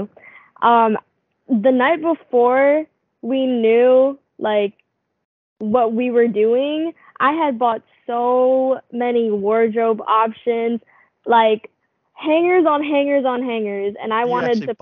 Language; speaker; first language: English; non-native, local second language; Filipino